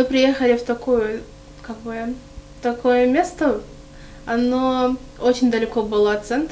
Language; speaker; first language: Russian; early bilingual, other home language; Arabic